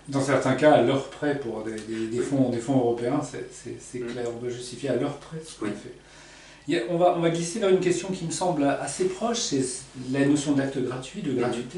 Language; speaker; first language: French; native; French